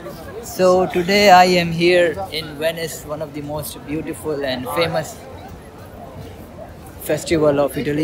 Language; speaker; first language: English; non-native, fluent; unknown